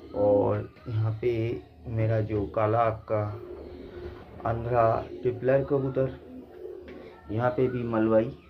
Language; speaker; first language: Hindi; non-native, local second language; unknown